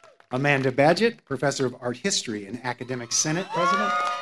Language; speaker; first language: English; native; English